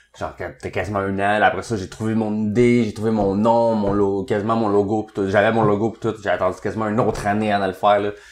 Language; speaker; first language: French; native; French